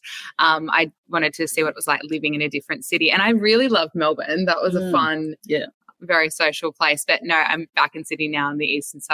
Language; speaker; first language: English; native; English